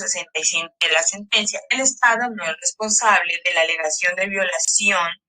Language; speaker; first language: Spanish; native; Spanish